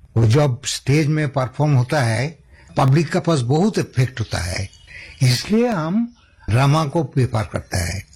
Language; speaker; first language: Hindi; non-native, local second language; Santali